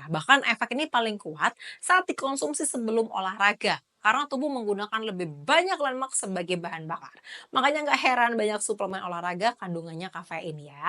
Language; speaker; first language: Indonesian; native; Indonesian